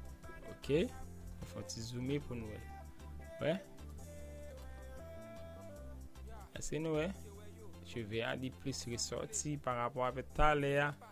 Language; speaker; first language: French; non-native, learner; Haitian Creole